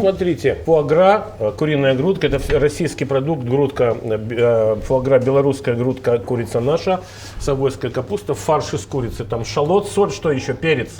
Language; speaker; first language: Russian; native; Russian